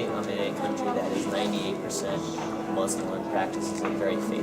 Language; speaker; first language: English; native; English